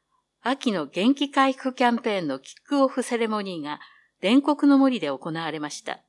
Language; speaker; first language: Japanese; native; Japanese